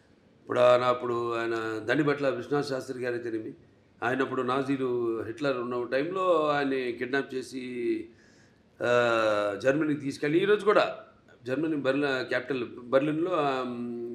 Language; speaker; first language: Telugu; native; Telugu